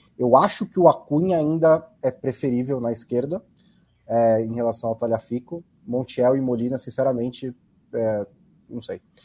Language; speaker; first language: Portuguese; native; Portuguese